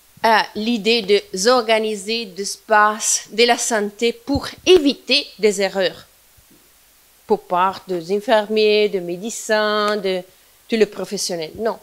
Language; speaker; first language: French; non-native, fluent; Italian